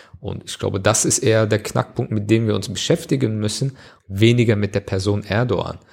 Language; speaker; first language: German; early bilingual, other home language; Turkish